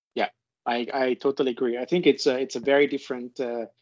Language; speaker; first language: English; non-native, fluent; Italian